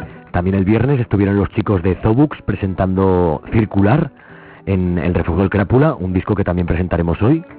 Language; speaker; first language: Spanish; native; Spanish